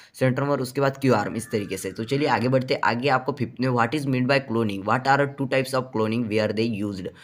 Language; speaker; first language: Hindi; non-native, local second language; Marathi